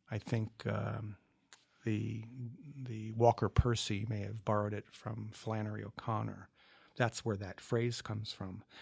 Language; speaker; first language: English; native; English